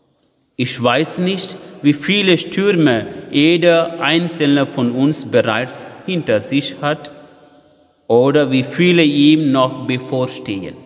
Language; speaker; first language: German; non-native, fluent; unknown